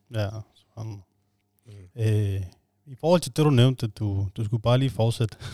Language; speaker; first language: Danish; non-native, fluent; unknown